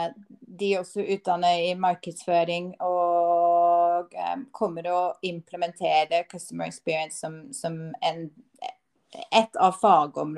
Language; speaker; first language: Norwegian; non-native, fluent; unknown